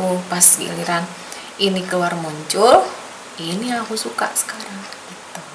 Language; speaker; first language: Indonesian; native; Indonesian